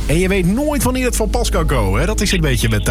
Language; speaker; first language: Dutch; native; Dutch